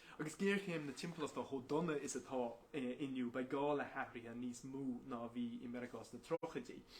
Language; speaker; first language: Irish; non-native, local second language; English